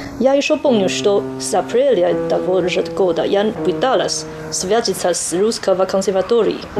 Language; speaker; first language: Russian; non-native, learner; Chinese